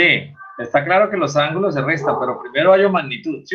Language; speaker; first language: Spanish; native; Spanish